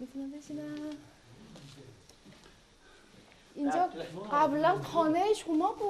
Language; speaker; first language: Persian; non-native, learner; Korean